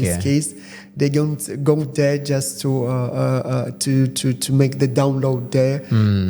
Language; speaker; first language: English; non-native, fluent; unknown